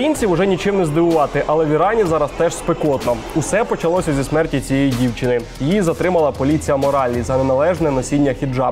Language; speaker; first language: Ukrainian; native; Ukrainian